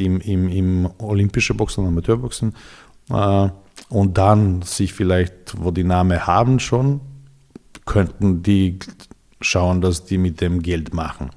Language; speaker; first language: German; non-native, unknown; Serbian